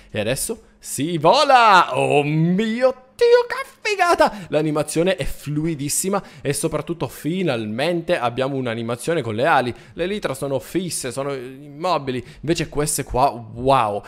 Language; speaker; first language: Italian; native; Italian